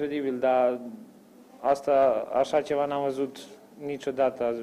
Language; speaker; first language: Romanian; non-native, fluent; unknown